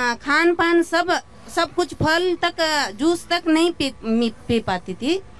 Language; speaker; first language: Hindi; non-native, local second language; Kannada